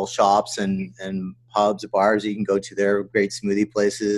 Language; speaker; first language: English; native; English